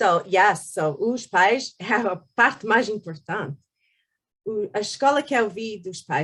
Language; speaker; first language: Portuguese; early bilingual, heritage; Portuguese